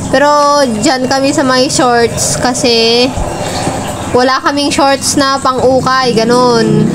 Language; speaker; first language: Filipino; non-native, local second language; Iloko